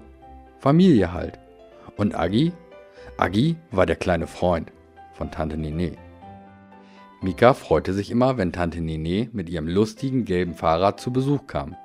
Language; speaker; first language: German; native; German